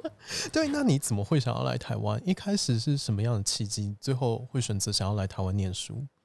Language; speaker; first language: Chinese; native; Chinese